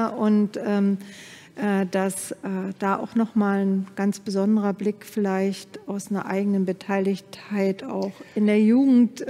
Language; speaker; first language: German; native; German